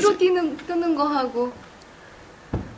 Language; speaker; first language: Korean; native; Korean